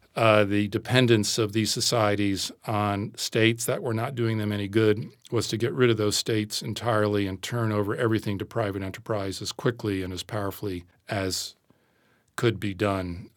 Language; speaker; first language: English; native; English